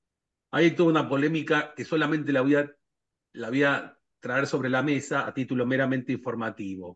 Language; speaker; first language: Spanish; native; Spanish